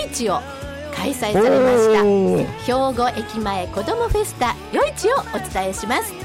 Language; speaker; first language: Japanese; native; Japanese